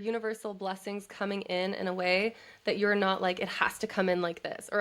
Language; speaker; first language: English; native; English